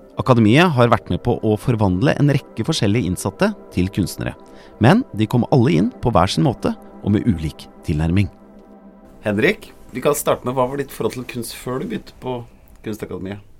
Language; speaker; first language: Norwegian; native; Norwegian